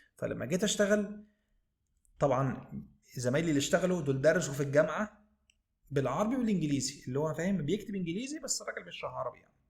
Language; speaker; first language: Egyptian Arabic; native; Egyptian Arabic